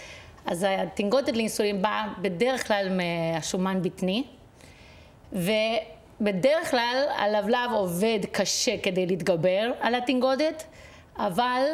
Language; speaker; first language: Hebrew; non-native, fluent; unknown